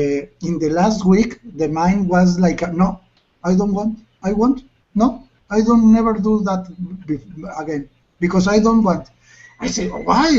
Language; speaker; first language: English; non-native, learner; Spanish